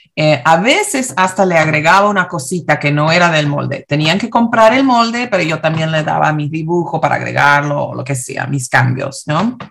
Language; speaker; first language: Spanish; early bilingual, heritage; Spanish